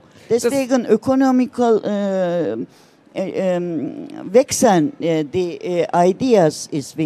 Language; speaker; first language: German; non-native, learner; Turkish